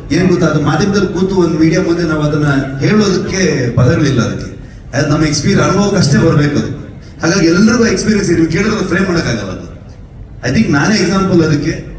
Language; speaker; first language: Kannada; native; Kannada